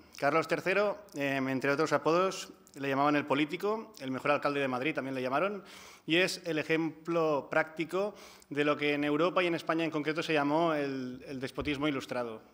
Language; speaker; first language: Spanish; non-native, local second language; Catalan